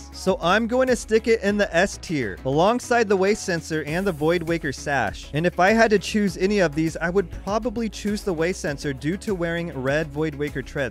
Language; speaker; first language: English; native; English